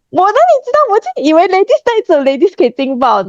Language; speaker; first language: Chinese; native; Chinese